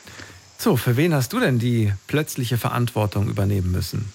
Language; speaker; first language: German; native; German